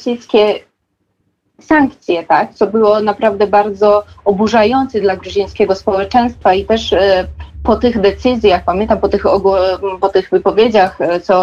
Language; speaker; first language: Polish; non-native, fluent; Georgian